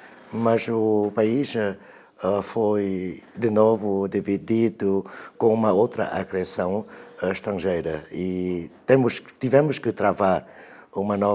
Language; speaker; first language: Portuguese; non-native, fluent; Vietnamese